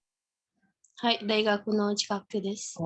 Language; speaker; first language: Japanese; non-native, learner; Indonesian